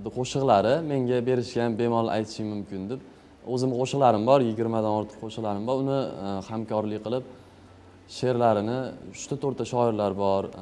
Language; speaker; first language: Uzbek; native; Uzbek